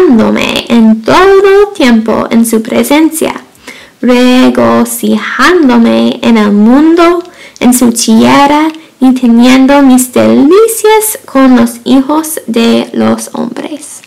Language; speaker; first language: Spanish; non-native, fluent; English